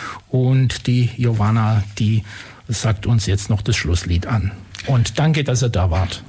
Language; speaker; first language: German; native; German